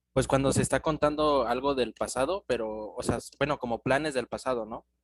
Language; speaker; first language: Spanish; native; Spanish